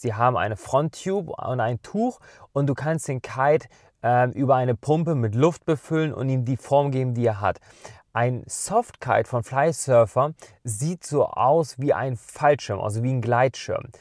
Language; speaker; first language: German; native; German